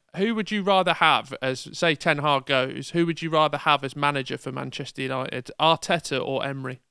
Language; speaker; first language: English; native; English